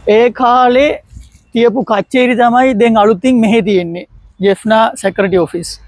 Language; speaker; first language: Sinhala; non-native, local second language; Tamil